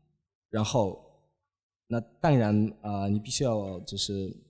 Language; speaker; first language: Chinese; non-native, fluent; Polish